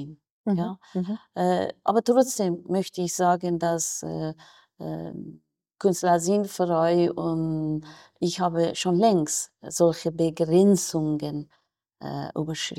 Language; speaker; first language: German; non-native, fluent; Persian